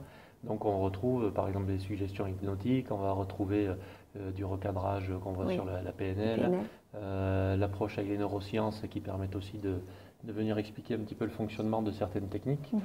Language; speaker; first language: French; native; French